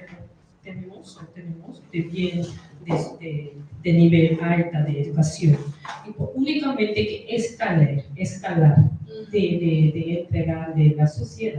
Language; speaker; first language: Spanish; non-native, learner; Korean